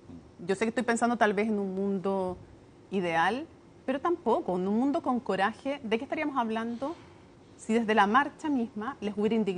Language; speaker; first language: Spanish; native; Spanish